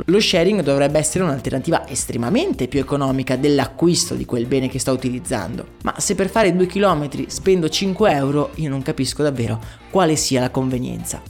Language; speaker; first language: Italian; native; Italian